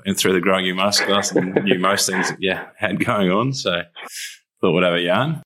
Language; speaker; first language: English; native; English